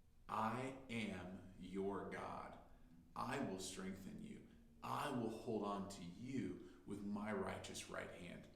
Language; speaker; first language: English; native; English